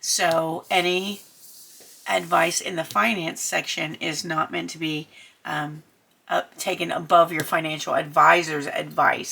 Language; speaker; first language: English; native; English